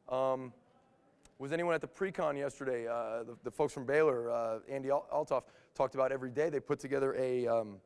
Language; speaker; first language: English; native; English